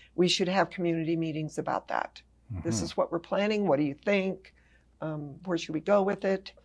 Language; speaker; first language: English; native; English